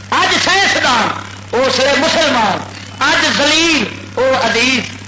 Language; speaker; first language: Urdu; native; Urdu